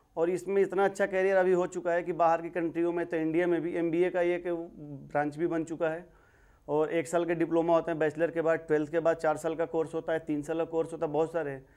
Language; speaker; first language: Hindi; native; Hindi